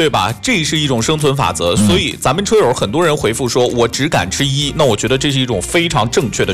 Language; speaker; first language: Chinese; native; Chinese